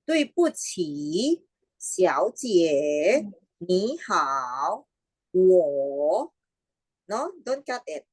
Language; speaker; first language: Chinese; non-native, fluent; Filipino